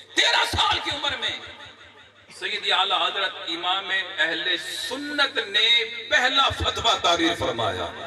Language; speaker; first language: Urdu; non-native, local second language; Pashto